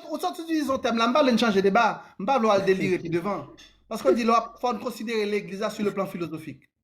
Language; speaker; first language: French; non-native, local second language; Haitian Creole